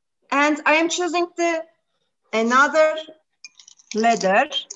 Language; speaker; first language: English; non-native, fluent; Turkish